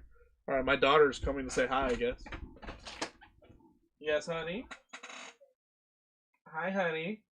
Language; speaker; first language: English; native; English